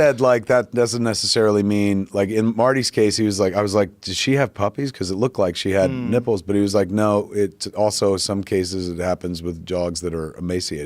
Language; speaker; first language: English; native; English